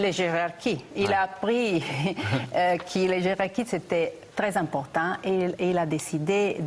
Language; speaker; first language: French; non-native, fluent; Italian